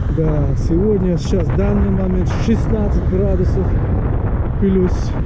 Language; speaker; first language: Russian; non-native, local second language; Uzbek